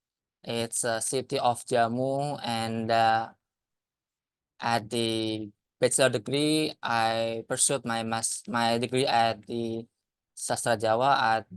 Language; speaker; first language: English; non-native, learner; Indonesian